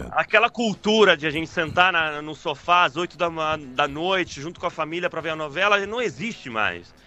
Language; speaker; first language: Portuguese; non-native, fluent; Italian